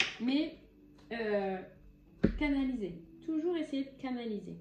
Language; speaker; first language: French; native; French